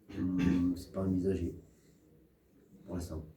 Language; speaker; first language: French; native; French